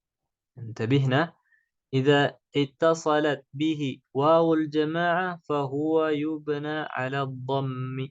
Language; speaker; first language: Arabic; non-native, fluent; Indonesian